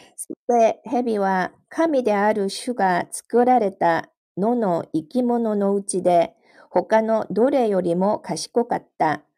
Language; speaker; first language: Japanese; non-native, fluent; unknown